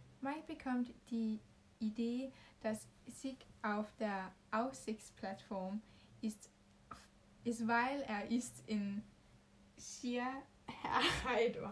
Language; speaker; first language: German; non-native, learner; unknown